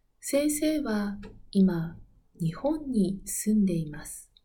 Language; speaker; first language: Japanese; non-native, learner; Spanish